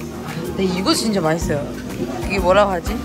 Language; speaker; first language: Korean; non-native, fluent; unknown